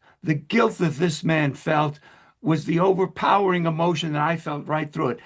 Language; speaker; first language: English; native; English